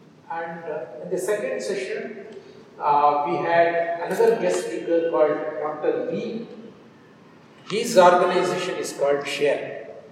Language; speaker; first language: English; non-native, local second language; Kannada